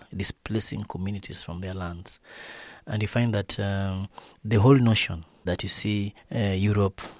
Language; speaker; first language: English; non-native, local second language; Luo (Kenya and Tanzania)